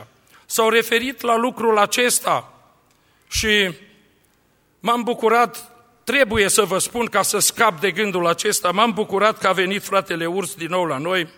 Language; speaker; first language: Romanian; native; Romanian